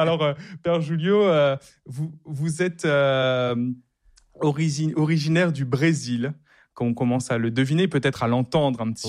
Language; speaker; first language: French; native; French